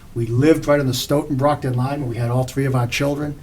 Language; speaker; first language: English; native; English